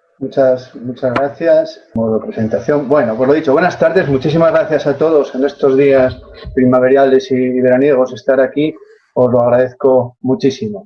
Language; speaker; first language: Spanish; native; Spanish